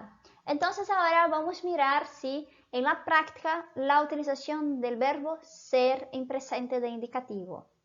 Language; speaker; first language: Spanish; non-native, fluent; Portuguese